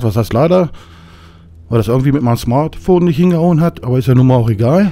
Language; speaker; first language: German; native; German